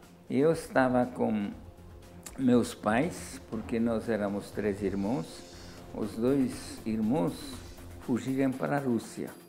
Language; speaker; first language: Portuguese; non-native, fluent; Polish